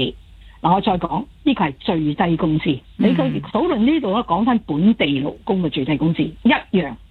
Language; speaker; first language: Cantonese; native; Cantonese